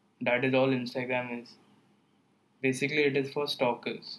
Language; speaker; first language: English; non-native, local second language; Hindi